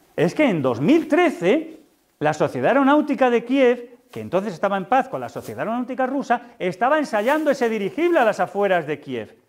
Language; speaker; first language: Spanish; native; Spanish